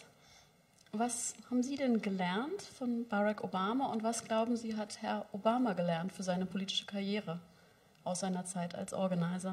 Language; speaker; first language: German; native; German